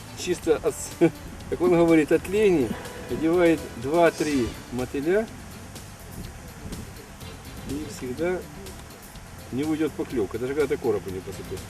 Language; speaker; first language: Russian; non-native, local second language; Ukrainian